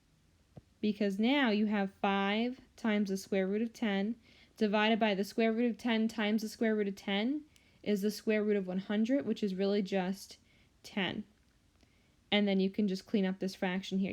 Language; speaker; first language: English; native; English